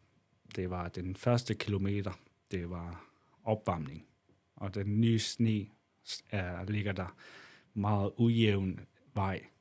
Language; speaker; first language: Danish; non-native, local second language; Kalaallisut